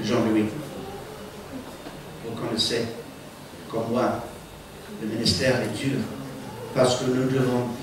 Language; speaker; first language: French; non-native, fluent; English